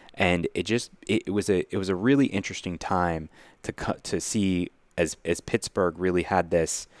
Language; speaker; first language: English; native; English